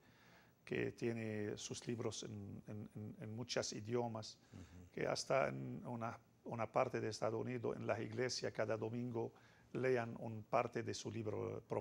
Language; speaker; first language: Spanish; non-native, fluent; Arabic